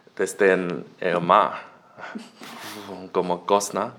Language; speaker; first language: Spanish; non-native, learner; Chinese